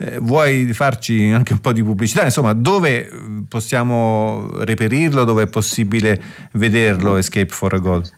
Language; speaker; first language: Italian; native; Italian